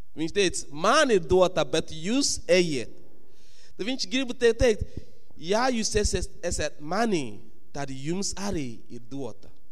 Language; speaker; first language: Latvian; non-native, fluent; English